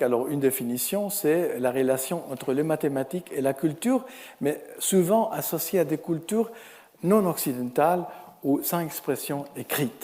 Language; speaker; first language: French; non-native, fluent; Spanish